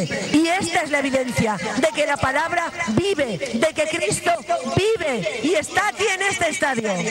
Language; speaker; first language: Spanish; native; Spanish